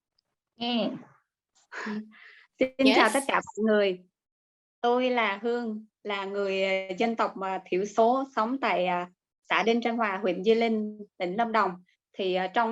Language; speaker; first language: Vietnamese; native; Vietnamese